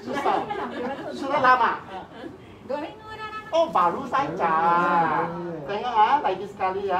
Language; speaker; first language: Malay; non-native, local second language; Cantonese